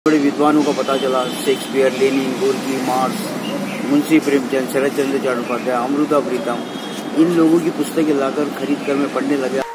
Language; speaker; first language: Hindi; non-native, local second language; Marathi